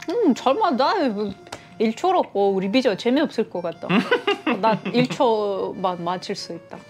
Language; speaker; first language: Korean; non-native, learner; Russian